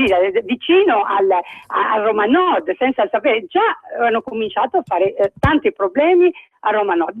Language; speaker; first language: Italian; non-native, fluent; Arabic